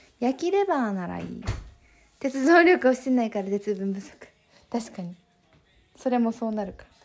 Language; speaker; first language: Japanese; native; Japanese